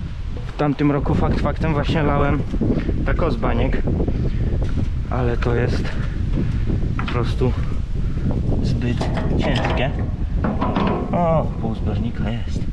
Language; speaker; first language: Polish; native; Polish